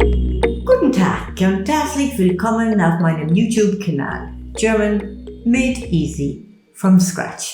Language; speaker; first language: German; non-native, fluent; English